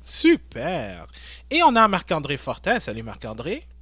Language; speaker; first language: French; native; French